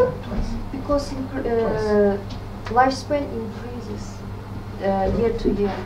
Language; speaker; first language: English; non-native, fluent; Russian